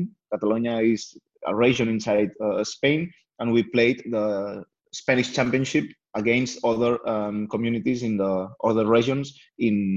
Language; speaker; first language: English; non-native, fluent; Spanish